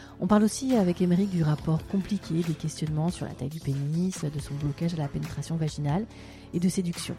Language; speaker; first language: French; native; French